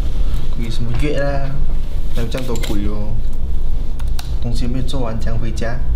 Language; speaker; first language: Chinese; native; Chinese